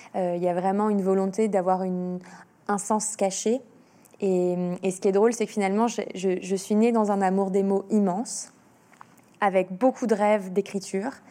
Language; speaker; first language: French; native; French